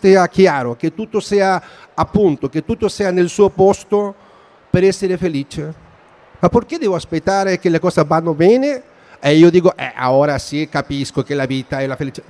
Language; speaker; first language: Italian; non-native, fluent; Spanish